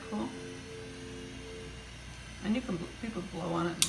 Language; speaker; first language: English; native; English